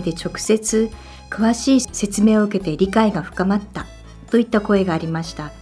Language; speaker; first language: Japanese; native; Japanese